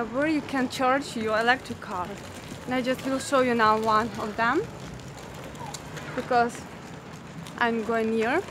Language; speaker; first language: English; non-native, fluent; Ukrainian